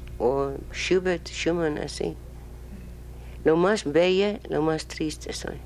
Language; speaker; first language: Spanish; non-native, learner; English